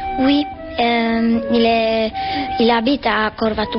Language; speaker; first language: French; non-native, learner; Finnish